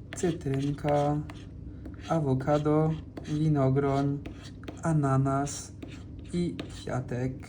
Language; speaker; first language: Polish; non-native, fluent; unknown